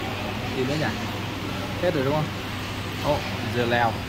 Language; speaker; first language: Vietnamese; early bilingual, heritage; Vietnamese